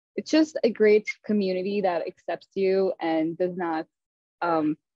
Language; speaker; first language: English; non-native, fluent; Turkish